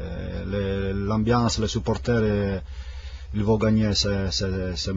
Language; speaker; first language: French; non-native, fluent; Italian